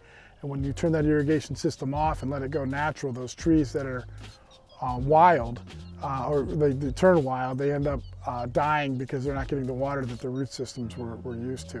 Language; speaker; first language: English; native; English